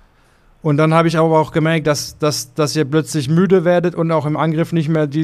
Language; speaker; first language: German; native; German